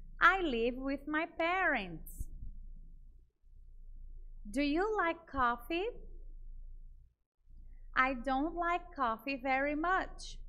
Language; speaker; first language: English; non-native, fluent; Portuguese